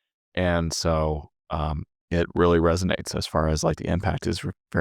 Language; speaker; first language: English; native; English